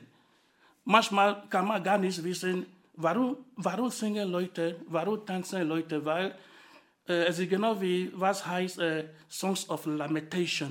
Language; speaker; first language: German; non-native, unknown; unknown